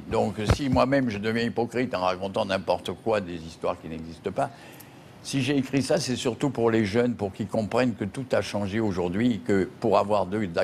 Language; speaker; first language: French; native; French